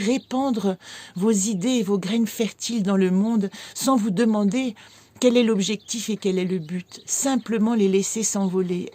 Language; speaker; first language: French; native; French